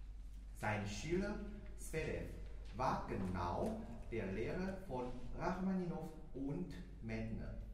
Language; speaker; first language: German; non-native, fluent; Chinese